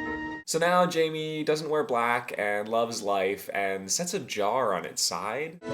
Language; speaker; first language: English; native; English